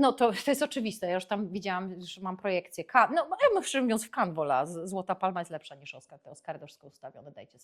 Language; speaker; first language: Polish; native; Polish